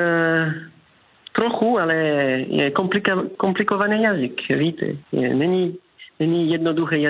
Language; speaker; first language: Czech; non-native, learner; French